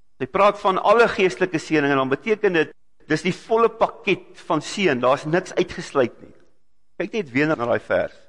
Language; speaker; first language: Afrikaans; native; Afrikaans